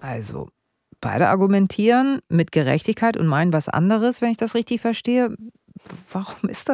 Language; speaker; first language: German; native; German